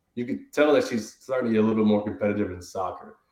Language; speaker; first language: English; native; English